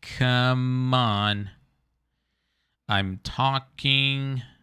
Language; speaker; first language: English; non-native, fluent; Portuguese